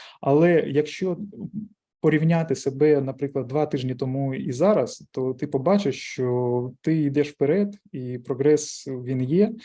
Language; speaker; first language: Ukrainian; non-native, local second language; Russian